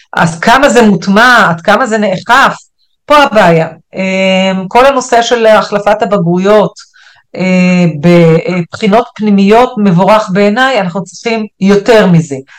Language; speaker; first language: Hebrew; non-native, local second language; Arabic